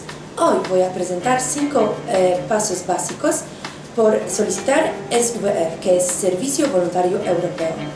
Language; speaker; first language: Spanish; non-native, fluent; Polish